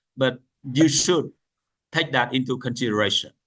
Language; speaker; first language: English; non-native, fluent; Vietnamese